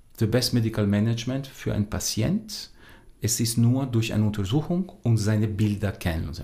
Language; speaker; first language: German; non-native, fluent; Portuguese